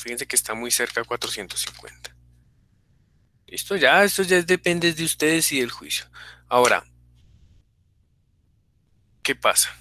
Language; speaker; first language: Spanish; native; Spanish